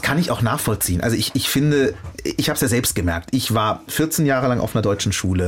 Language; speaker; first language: German; early bilingual, other home language; Arabic